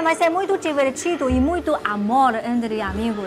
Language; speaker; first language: Portuguese; non-native, fluent; Chinese